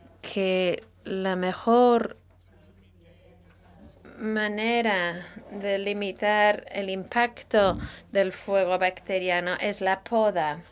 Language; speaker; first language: Spanish; non-native, fluent; Italian